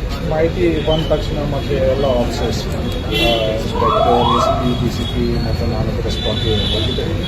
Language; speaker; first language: Kannada; non-native, fluent; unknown